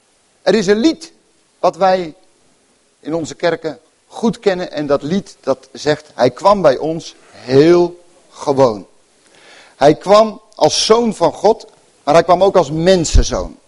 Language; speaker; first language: Dutch; native; Dutch